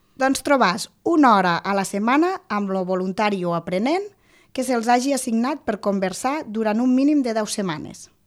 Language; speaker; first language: Catalan; native; Catalan